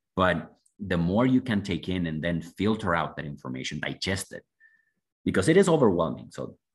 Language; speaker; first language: English; non-native, fluent; Spanish